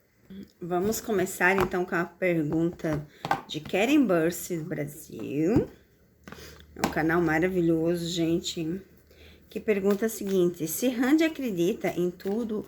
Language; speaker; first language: Portuguese; native; Portuguese